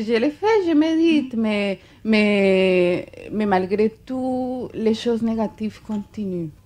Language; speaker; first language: French; non-native, fluent; Spanish